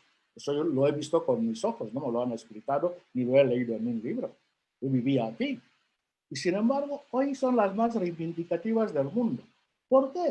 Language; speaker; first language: Spanish; non-native, local second language; Fang